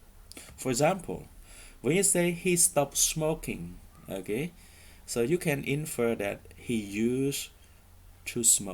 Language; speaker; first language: English; non-native, fluent; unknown